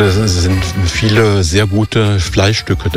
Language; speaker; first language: German; native; German